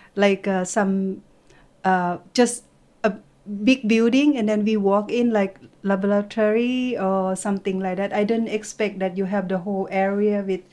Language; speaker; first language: English; non-native, learner; Thai